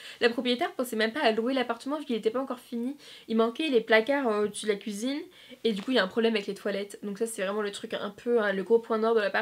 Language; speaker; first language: French; native; French